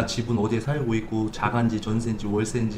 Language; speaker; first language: Korean; native; Korean